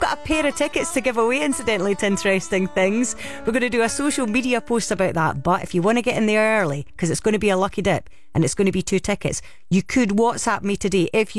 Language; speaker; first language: English; native; English